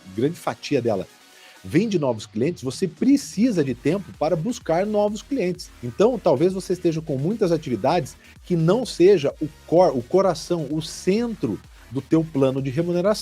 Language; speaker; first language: Portuguese; native; Portuguese